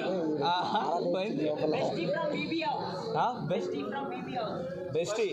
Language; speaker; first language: Telugu; non-native, learner; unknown